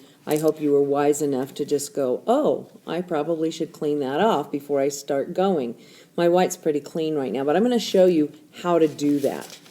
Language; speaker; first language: English; native; English